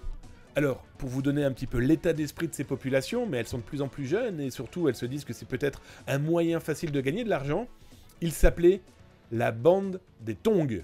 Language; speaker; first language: French; native; French